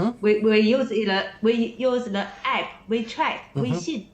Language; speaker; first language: English; non-native, learner; Chinese